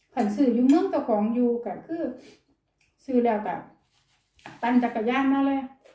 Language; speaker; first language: Thai; native; Thai